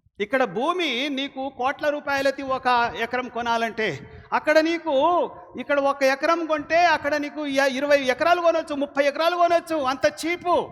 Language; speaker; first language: Telugu; non-native, local second language; Lambadi